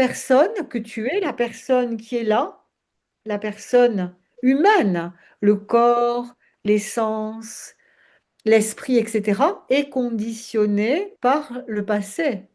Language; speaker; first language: French; native; French